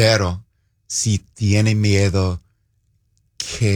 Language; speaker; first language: Spanish; non-native, fluent; English